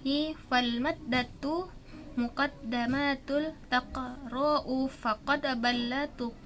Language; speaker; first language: Arabic; non-native, learner; Indonesian